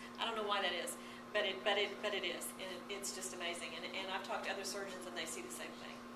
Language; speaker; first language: English; native; English